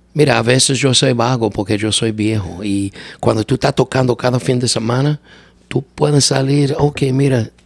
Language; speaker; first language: Spanish; non-native, learner; English